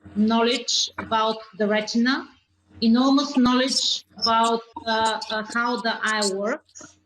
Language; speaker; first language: English; non-native, fluent; Bulgarian